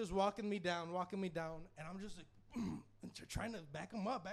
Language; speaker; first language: English; native; English